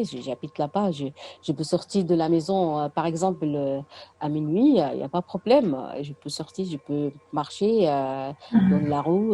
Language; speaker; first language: French; non-native, learner; Arabic